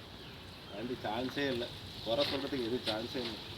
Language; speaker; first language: Tamil; native; Tamil